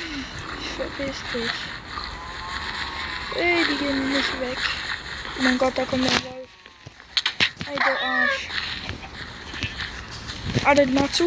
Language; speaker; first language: German; native; German